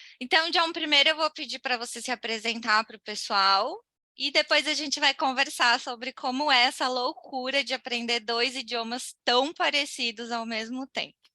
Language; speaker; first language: Portuguese; native; Portuguese